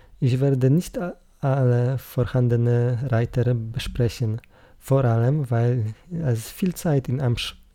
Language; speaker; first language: German; non-native, learner; Polish